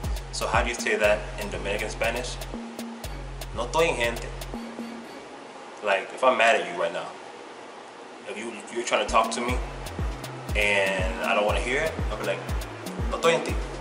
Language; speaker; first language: English; native; English